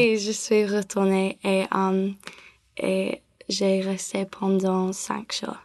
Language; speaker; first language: French; non-native, learner; English